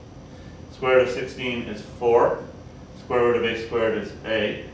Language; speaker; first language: English; native; English